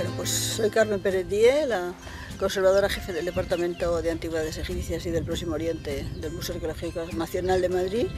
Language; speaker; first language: Spanish; native; Spanish